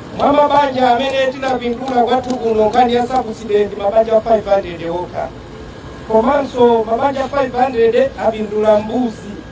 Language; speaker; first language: Nyanja; native; Nyanja